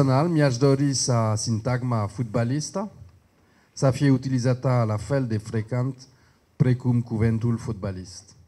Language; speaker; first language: Romanian; non-native, learner; French